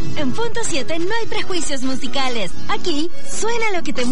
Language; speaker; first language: Spanish; native; Spanish